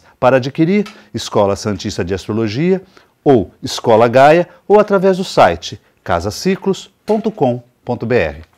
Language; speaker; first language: Portuguese; native; Portuguese